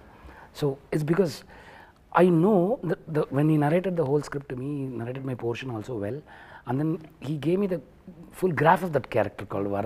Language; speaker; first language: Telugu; non-native, learner; Tamil